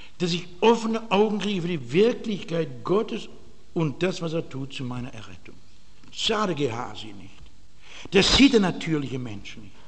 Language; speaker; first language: German; native; German